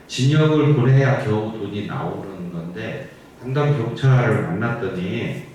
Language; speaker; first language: Korean; native; Korean